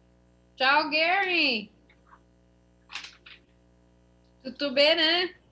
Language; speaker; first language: Italian; non-native, fluent; English